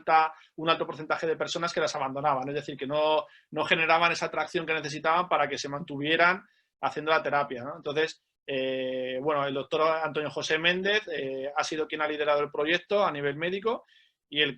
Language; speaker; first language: Spanish; native; Spanish